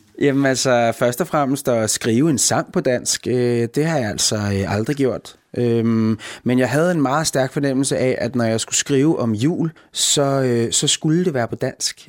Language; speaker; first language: Danish; native; Danish